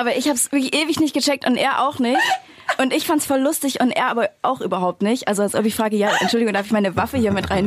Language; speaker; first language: German; native; German